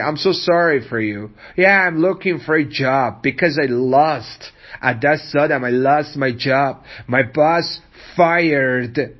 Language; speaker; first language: English; non-native, fluent; Persian